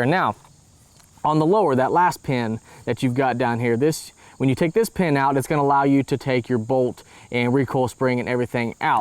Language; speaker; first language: English; native; English